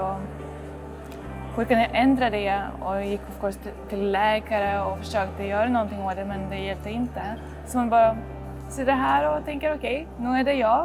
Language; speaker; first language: Swedish; non-native, fluent; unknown